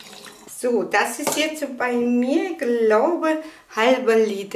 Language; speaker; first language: German; non-native, learner; Russian